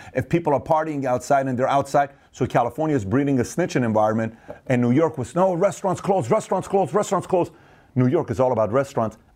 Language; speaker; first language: English; native; English